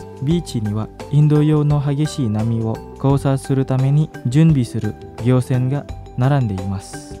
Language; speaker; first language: Japanese; non-native, fluent; Indonesian